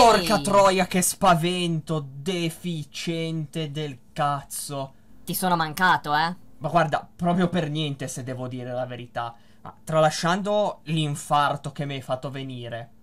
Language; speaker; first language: Italian; native; Italian